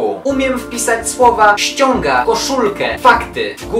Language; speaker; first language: Polish; native; Polish